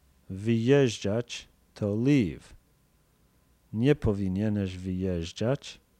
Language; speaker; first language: Polish; non-native, fluent; English